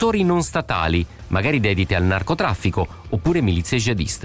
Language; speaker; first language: Italian; native; Italian